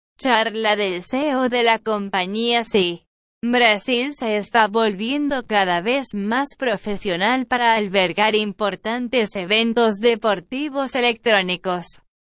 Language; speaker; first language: Spanish; non-native, learner; Portuguese